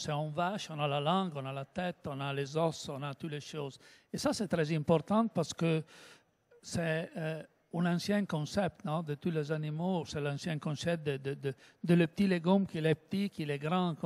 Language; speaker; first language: French; non-native, learner; Italian